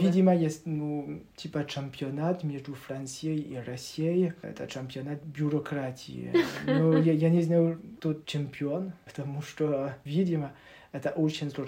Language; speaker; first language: Russian; non-native, learner; French